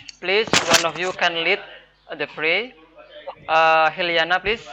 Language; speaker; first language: English; non-native, fluent; Indonesian